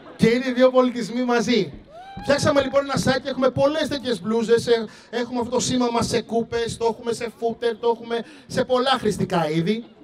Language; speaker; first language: Greek; early bilingual, other home language; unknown